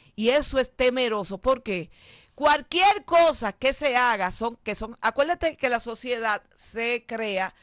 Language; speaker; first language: Spanish; native; Spanish